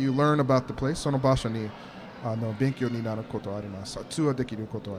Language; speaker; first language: Japanese; non-native, learner; English